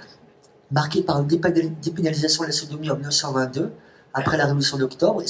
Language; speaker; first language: French; native; French